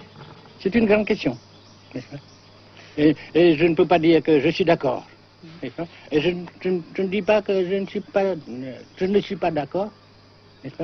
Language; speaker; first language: French; non-native, local second language; Vietnamese